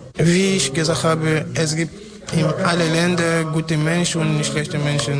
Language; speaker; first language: German; non-native, learner; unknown